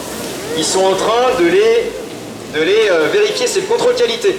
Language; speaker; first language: French; native; French